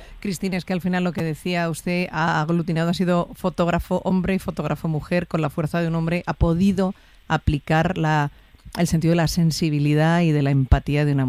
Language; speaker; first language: Spanish; native; Spanish